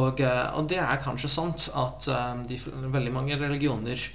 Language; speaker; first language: Norwegian; non-native, fluent; English